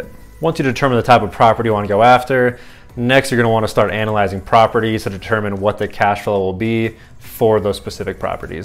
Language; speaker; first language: English; native; English